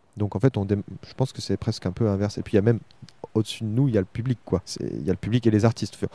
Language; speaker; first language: French; native; French